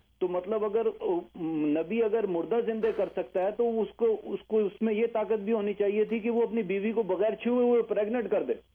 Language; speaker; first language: Urdu; native; Urdu